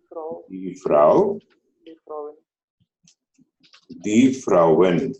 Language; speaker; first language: German; non-native, fluent; Telugu